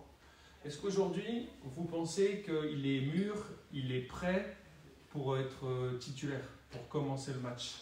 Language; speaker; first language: French; native; French